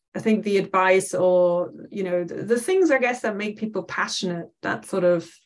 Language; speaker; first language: English; non-native, fluent; German